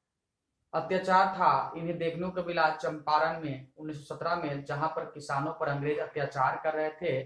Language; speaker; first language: Hindi; native; Hindi